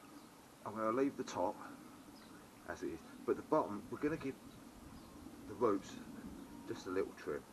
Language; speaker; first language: English; native; English